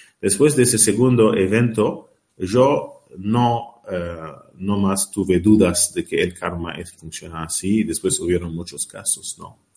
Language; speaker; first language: Spanish; non-native, learner; Arabic